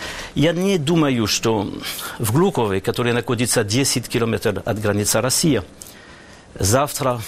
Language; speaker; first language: Russian; non-native, learner; French